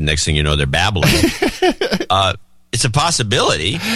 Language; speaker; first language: English; native; English